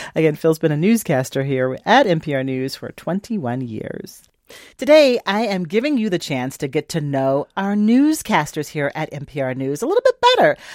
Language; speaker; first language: English; native; English